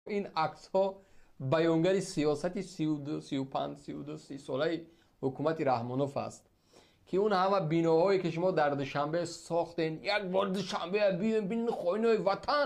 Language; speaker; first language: Persian; native; Persian